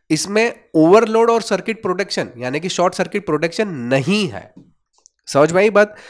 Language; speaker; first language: Hindi; non-native, local second language; Gujarati